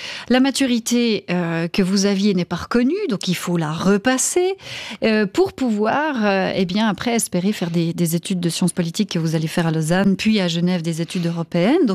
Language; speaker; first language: French; native; French